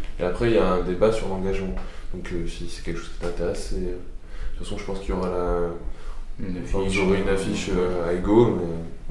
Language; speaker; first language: French; native; French